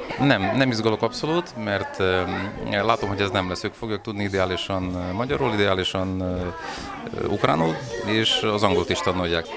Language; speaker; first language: Hungarian; non-native, learner; Ukrainian